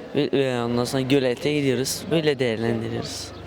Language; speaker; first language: Turkish; native; Turkish